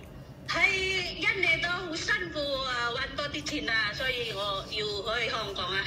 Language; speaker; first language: Cantonese; non-native, learner; Indonesian